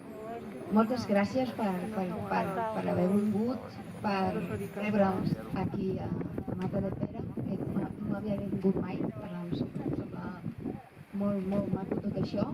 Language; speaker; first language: Catalan; non-native, local second language; Spanish